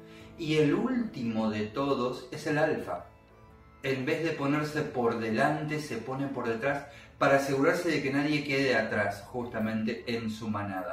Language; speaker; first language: Spanish; native; Spanish